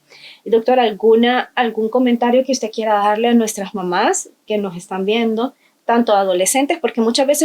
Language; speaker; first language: Spanish; native; Spanish